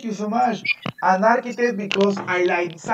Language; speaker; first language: English; non-native, fluent; Spanish